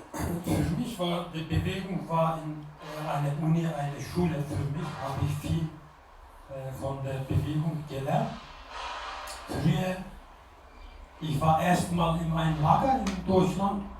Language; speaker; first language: German; non-native, learner; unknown